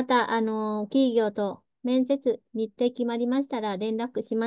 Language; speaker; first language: Japanese; early bilingual, heritage; Vietnamese